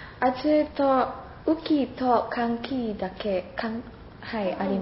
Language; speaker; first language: Japanese; non-native, learner; Indonesian